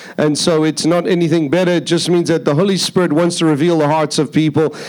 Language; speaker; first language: English; native; English